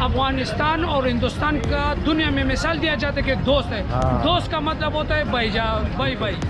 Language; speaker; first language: Hindi; non-native, fluent; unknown